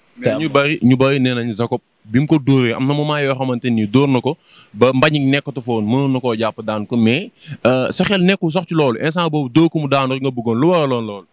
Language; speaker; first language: Wolof; native; Wolof